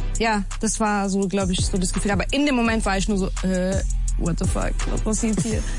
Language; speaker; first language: German; early bilingual, other home language; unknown